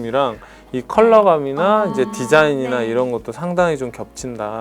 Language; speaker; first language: Korean; native; Korean